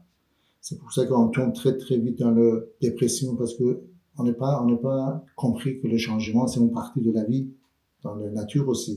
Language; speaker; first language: French; non-native, fluent; Persian